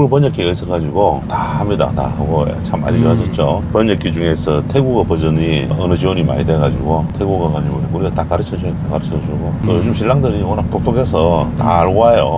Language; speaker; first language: Korean; native; Korean